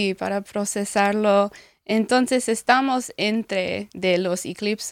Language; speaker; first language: Spanish; non-native, learner; English